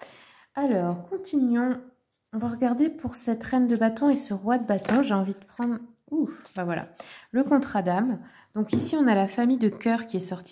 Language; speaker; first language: French; native; French